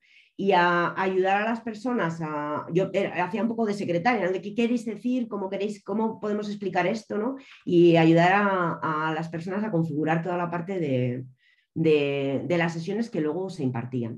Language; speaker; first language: Spanish; native; Spanish